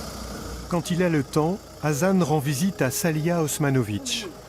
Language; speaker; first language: French; native; French